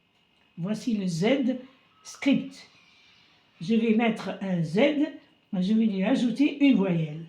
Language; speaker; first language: French; non-native, local second language; Arabic